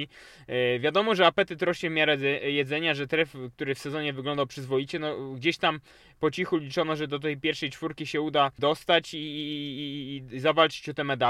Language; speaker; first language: Polish; native; Polish